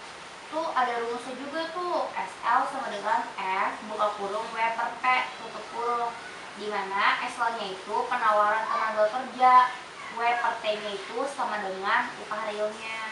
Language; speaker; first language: Indonesian; native; Indonesian